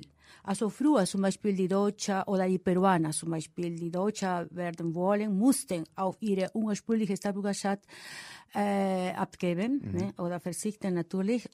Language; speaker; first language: German; non-native, fluent; Spanish